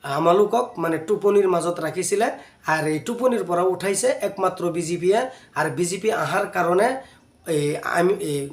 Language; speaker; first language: Assamese; non-native, local second language; Bangla